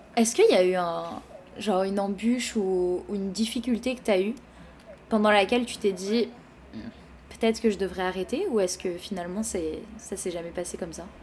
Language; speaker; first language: French; native; French